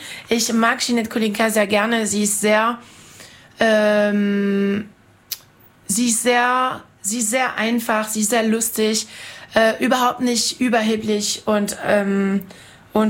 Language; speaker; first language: German; non-native, fluent; French